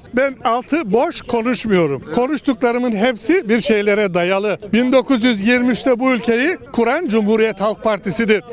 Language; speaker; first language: Turkish; native; Turkish